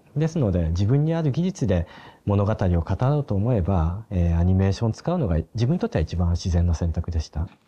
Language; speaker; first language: Japanese; native; Japanese